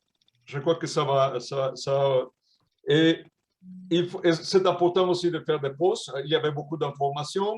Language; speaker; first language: French; non-native, fluent; Spanish